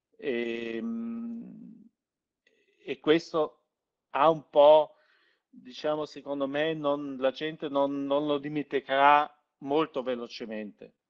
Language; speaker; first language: Italian; non-native, local second language; German